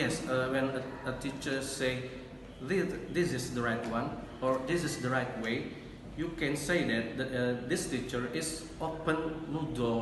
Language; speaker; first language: English; non-native, learner; Indonesian